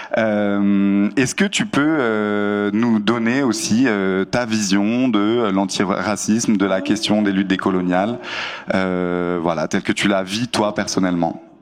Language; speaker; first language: French; native; French